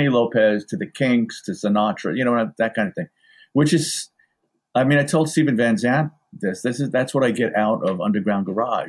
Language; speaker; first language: English; native; English